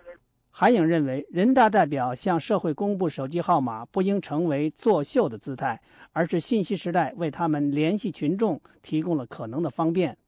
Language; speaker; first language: Chinese; native; Chinese